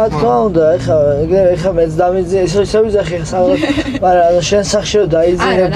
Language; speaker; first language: Georgian; native; Georgian